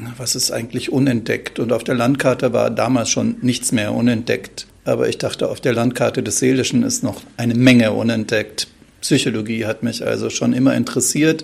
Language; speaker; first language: German; native; German